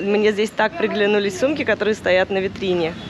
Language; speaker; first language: Russian; native; Russian